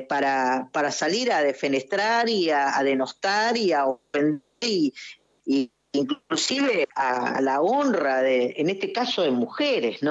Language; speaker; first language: Spanish; native; Spanish